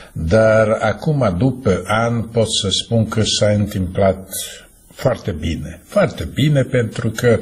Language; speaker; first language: Romanian; non-native, fluent; Czech